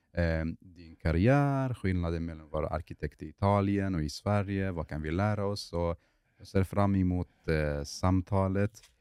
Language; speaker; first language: Swedish; early bilingual, other home language; Arabic